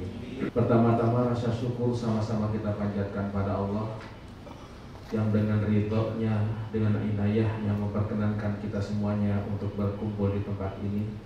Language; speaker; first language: Indonesian; native; Indonesian